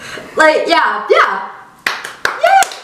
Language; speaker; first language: English; native; English